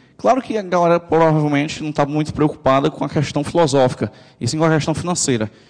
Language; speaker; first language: Portuguese; native; Portuguese